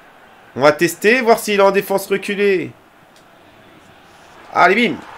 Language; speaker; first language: French; native; French